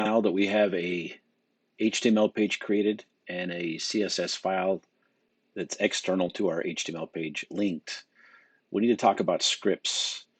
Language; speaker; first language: English; native; English